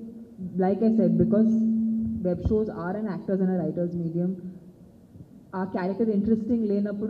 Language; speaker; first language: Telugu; non-native, local second language; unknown